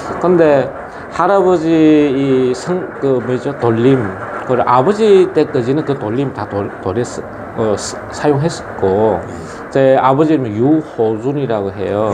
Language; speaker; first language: Korean; early bilingual, other home language; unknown